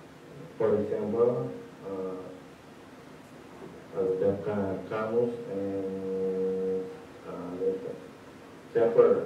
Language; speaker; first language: English; non-native, learner; Indonesian